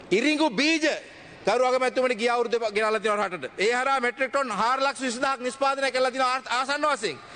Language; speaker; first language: Sinhala; native; Sinhala